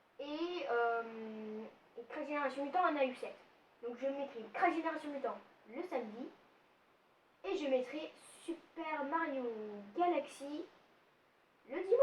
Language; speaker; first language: French; native; French